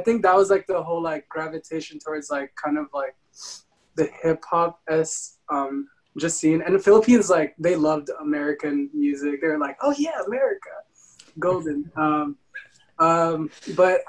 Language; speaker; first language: English; non-native, local second language; Filipino